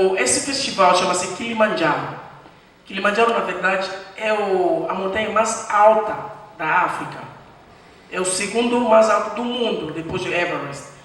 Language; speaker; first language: Portuguese; non-native, fluent; French